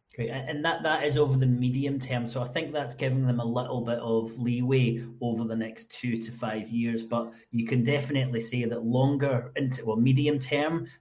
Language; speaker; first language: English; native; English